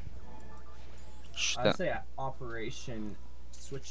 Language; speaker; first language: English; native; English